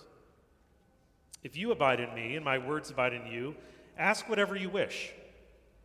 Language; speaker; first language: English; native; English